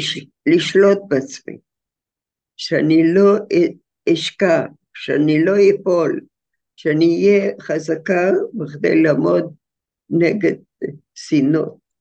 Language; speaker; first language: Hebrew; non-native, fluent; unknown